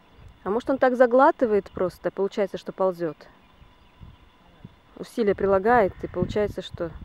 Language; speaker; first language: Russian; native; Russian